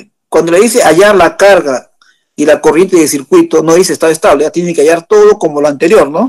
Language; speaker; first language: Spanish; native; Spanish